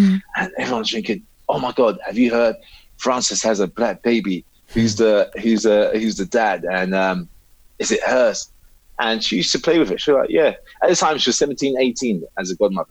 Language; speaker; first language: English; native; English